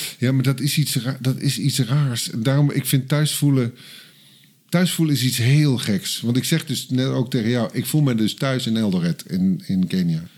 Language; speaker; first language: Dutch; native; Dutch